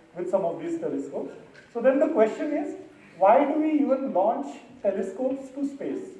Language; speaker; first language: English; non-native, local second language; Marathi